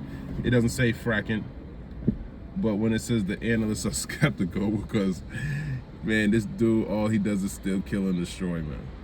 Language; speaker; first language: English; native; English